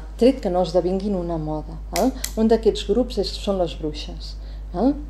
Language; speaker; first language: Catalan; native; Catalan